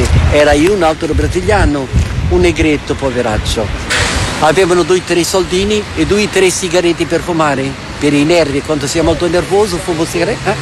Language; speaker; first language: Italian; non-native, fluent; Portuguese